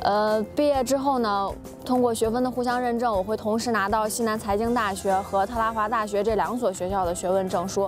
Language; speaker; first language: Chinese; native; Chinese